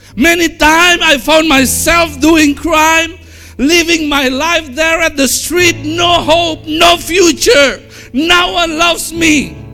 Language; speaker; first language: English; non-native, fluent; Indonesian